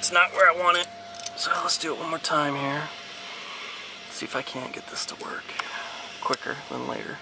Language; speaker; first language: English; native; English